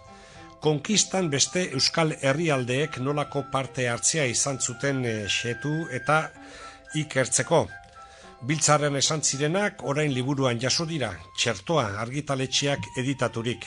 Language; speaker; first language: Basque; native; Basque